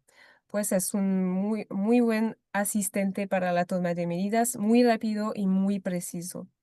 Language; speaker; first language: Spanish; non-native, fluent; French